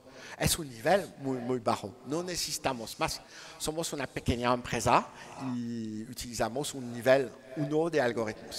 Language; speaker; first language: Spanish; non-native, learner; French